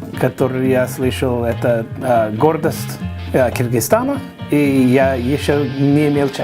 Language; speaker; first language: Russian; non-native, fluent; English